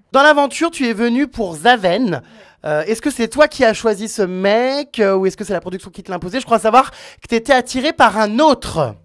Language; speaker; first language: French; native; French